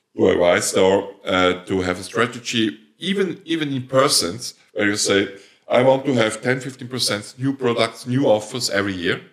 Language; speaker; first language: English; non-native, fluent; German